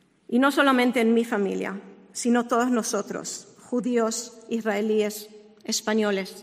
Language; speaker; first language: Spanish; non-native, fluent; Hebrew